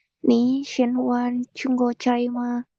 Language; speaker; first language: Chinese; non-native, learner; Indonesian